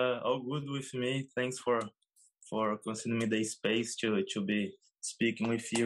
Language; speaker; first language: English; non-native, fluent; Portuguese